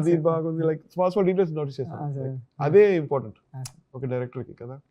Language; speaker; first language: Telugu; non-native, learner; Tamil